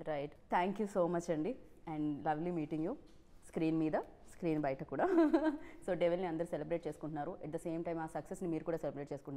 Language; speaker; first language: Telugu; native; Telugu